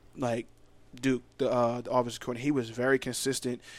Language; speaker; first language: English; native; English